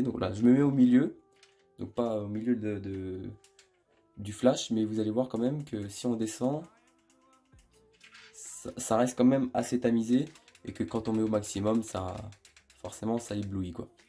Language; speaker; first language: French; native; French